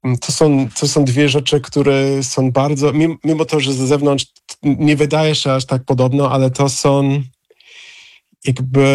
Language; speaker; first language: Polish; non-native, fluent; English